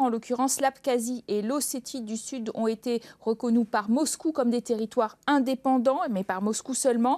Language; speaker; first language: French; native; French